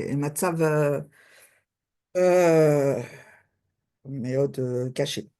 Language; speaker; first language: Hebrew; non-native, learner; French